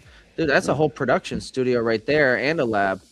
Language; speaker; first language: English; native; English